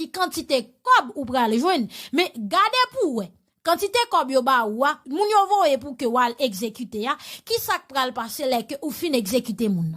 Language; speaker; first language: Haitian Creole; native; Haitian Creole